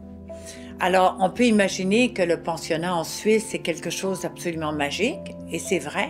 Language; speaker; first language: French; native; French